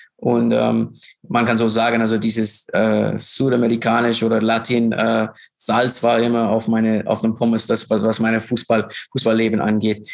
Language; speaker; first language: German; non-native, fluent; English